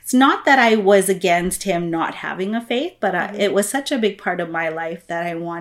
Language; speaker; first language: English; non-native, local second language; Filipino